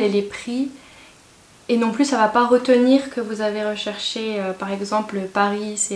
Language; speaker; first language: French; native; French